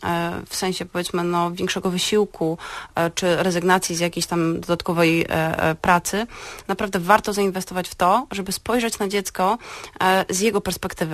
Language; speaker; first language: Polish; native; Polish